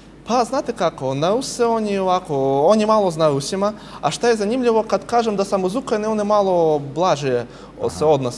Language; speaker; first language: Serbian; non-native, fluent; Russian